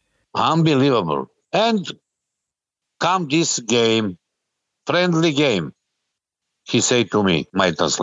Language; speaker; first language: English; non-native, learner; Serbian